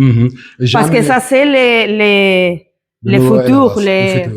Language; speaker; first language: French; non-native, learner; Spanish